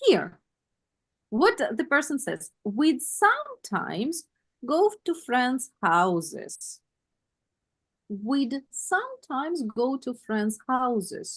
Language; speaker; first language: English; non-native, fluent; Russian